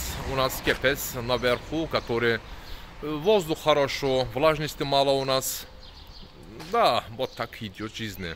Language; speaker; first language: Russian; non-native, learner; Turkish